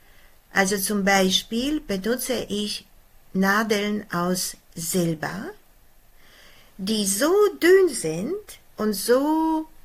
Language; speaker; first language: German; non-native, fluent; Polish